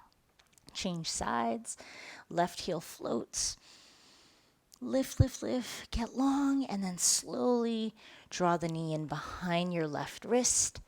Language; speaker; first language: English; native; English